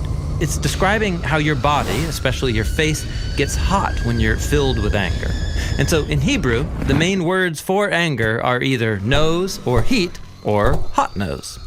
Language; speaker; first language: English; native; English